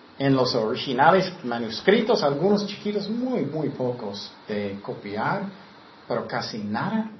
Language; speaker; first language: Spanish; non-native, fluent; English